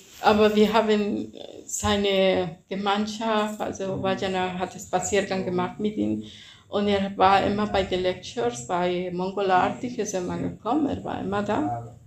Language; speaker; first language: German; non-native, fluent; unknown